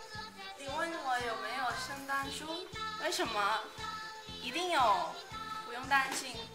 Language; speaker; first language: Chinese; non-native, learner; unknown